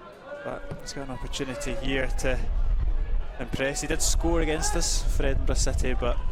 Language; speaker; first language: English; native; English